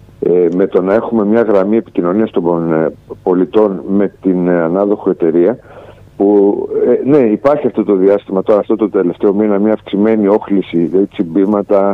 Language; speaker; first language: Greek; native; Greek